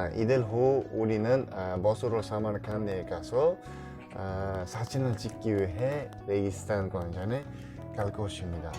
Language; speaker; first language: Korean; non-native, learner; Uzbek